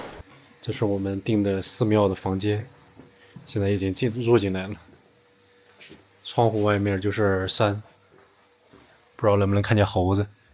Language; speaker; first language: Chinese; native; Chinese